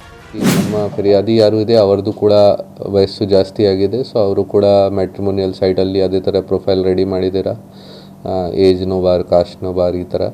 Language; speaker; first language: Kannada; non-native, local second language; Hindi